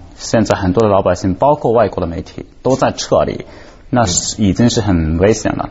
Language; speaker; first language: Chinese; non-native, fluent; Japanese